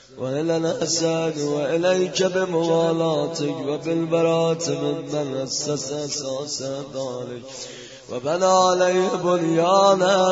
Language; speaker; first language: Arabic; non-native, fluent; Persian